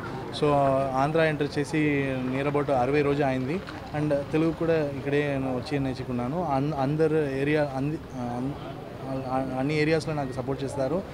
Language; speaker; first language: Telugu; non-native, learner; Tamil